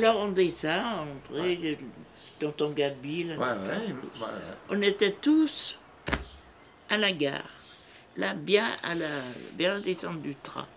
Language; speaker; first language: French; native; French